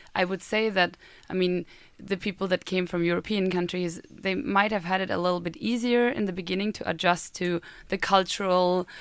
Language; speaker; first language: English; non-native, fluent; German